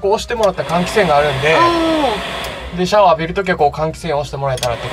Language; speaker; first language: Japanese; native; Japanese